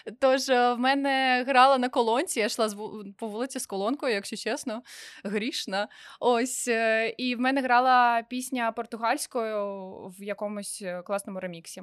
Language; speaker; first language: Ukrainian; non-native, local second language; Russian